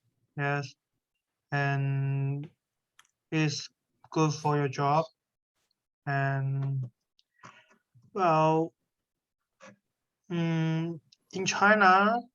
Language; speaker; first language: English; non-native, learner; Chinese